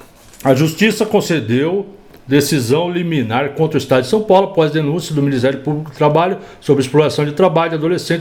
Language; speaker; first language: Portuguese; native; Portuguese